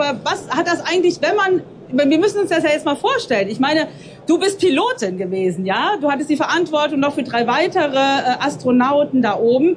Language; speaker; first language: German; native; German